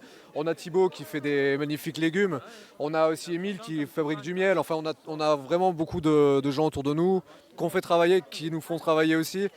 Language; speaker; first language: French; native; French